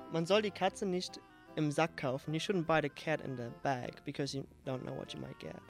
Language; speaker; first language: English; non-native, fluent; German